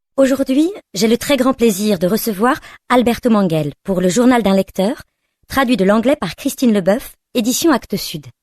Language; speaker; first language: French; native; French